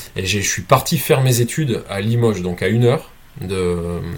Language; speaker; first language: French; native; French